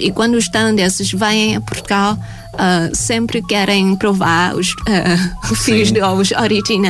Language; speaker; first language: Portuguese; non-native, fluent; Thai